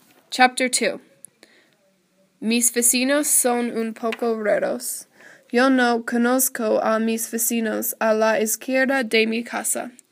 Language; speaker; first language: Spanish; non-native, learner; English